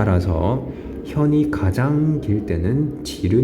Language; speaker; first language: Korean; native; Korean